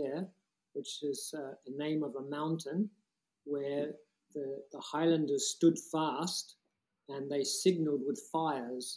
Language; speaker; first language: English; native; English